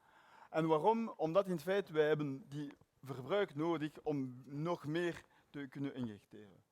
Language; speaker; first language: Dutch; non-native, learner; French